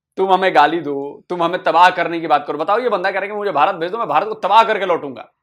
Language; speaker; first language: Hindi; native; Hindi